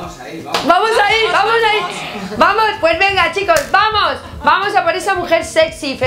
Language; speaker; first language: Spanish; native; Spanish